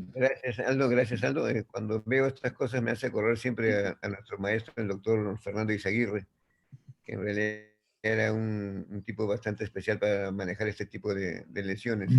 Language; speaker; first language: Spanish; native; Spanish